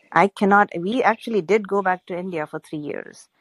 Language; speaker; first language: English; non-native, local second language; Gujarati